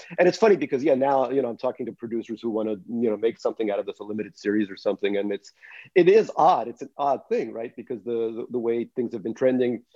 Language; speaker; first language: English; early bilingual, other home language; Russian